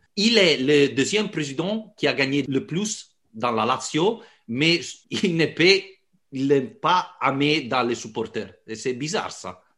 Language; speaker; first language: French; non-native, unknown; Italian